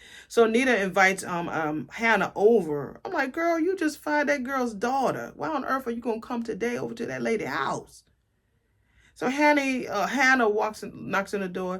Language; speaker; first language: English; native; English